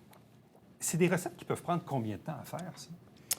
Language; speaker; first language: French; native; French